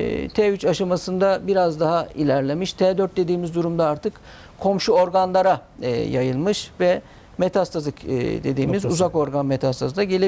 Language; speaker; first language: Turkish; native; Turkish